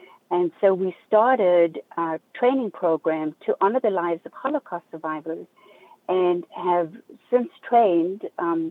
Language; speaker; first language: English; native; English